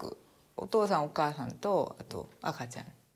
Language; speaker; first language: Japanese; native; Japanese